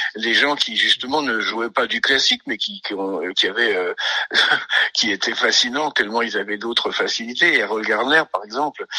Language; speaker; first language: French; native; French